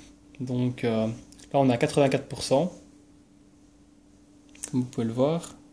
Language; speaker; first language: French; native; French